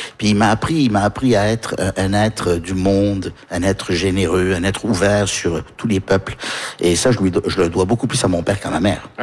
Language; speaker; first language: French; early bilingual, heritage; French